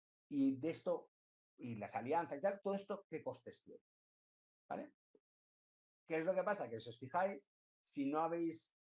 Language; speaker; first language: Spanish; native; Spanish